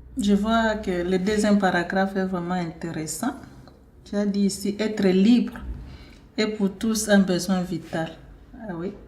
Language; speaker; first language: French; non-native, local second language; Swahili